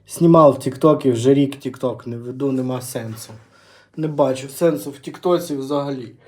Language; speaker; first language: Ukrainian; non-native, local second language; Russian